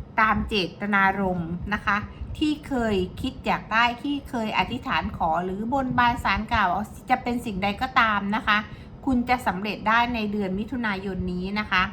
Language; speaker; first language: Thai; native; Thai